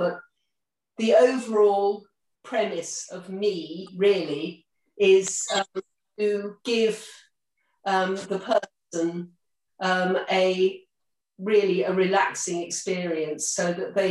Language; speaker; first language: English; native; English